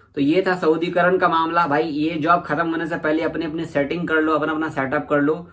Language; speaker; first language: Hindi; native; Hindi